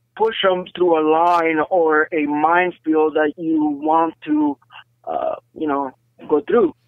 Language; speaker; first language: English; native; English